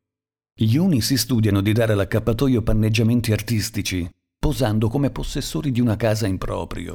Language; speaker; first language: Italian; native; Italian